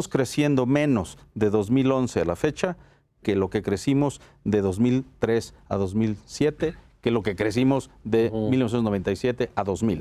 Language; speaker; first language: Spanish; native; Spanish